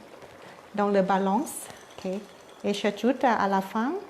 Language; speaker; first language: French; non-native, learner; Thai